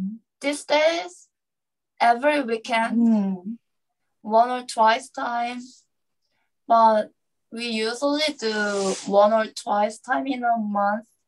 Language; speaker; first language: English; non-native, learner; Korean